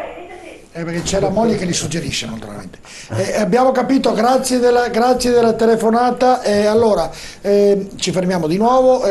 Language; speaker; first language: Italian; native; Italian